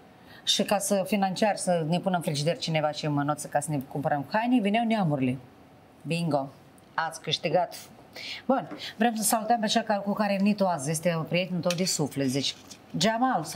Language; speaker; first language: Romanian; native; Romanian